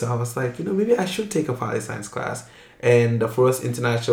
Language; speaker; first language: English; non-native, local second language; Wolof